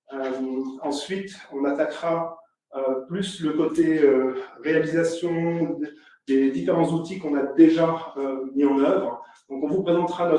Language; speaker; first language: French; native; French